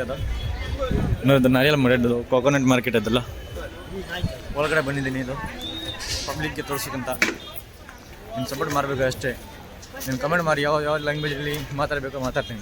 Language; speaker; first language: Kannada; non-native, learner; Hindi